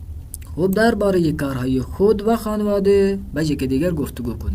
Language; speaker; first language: Persian; non-native, fluent; Urdu